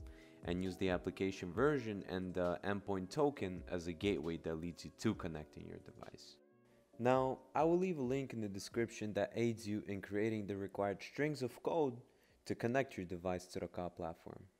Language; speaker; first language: English; native; English